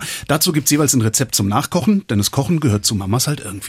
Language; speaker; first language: German; native; German